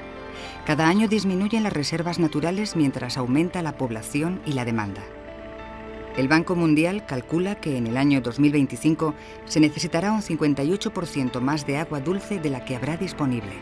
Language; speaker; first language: Spanish; native; Spanish